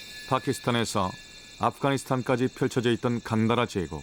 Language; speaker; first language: Korean; native; Korean